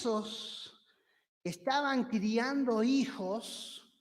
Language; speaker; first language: Spanish; native; Spanish